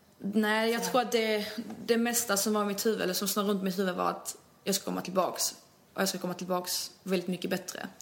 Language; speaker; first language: Swedish; early bilingual, other home language; Albanian